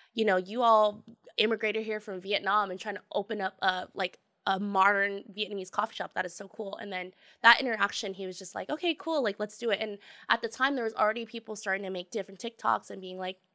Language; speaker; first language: English; native; English